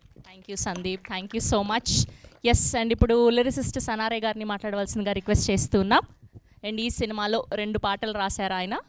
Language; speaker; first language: Telugu; native; Telugu